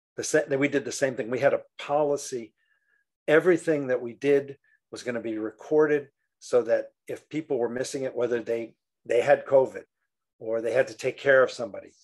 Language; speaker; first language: English; native; English